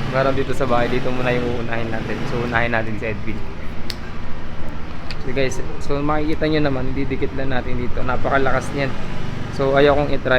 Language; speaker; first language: Filipino; non-native, local second language; Cebuano